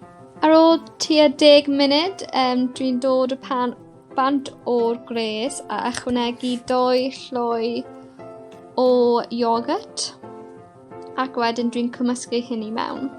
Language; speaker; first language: Welsh; non-native, local second language; English